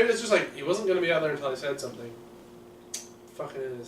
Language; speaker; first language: English; native; English